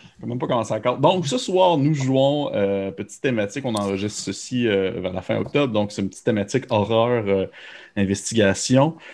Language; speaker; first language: French; native; French